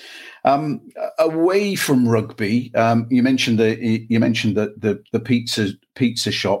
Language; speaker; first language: English; native; English